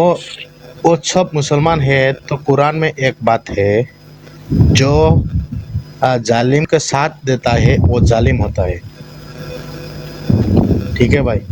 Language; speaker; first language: Hindi; non-native, fluent; Bangla